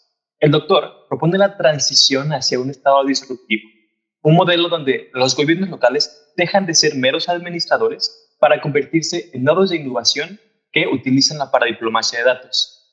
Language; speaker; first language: Spanish; native; Spanish